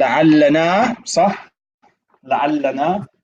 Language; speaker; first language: Arabic; non-native, fluent; English